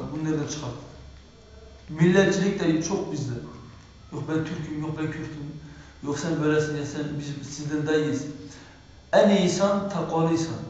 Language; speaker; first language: Turkish; early bilingual, heritage; Turkish